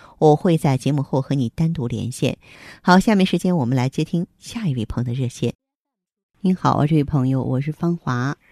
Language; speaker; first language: Chinese; native; Chinese